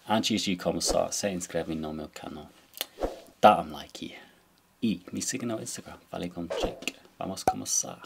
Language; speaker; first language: Portuguese; non-native, learner; English